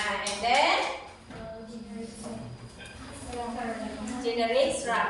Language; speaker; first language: English; non-native, learner; Indonesian